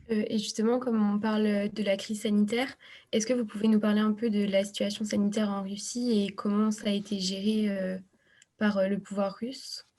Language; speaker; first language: French; native; French